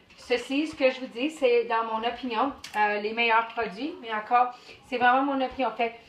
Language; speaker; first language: French; native; French